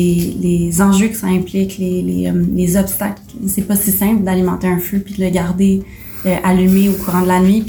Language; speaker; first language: French; native; French